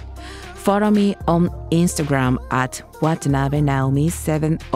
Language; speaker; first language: English; non-native, learner; Japanese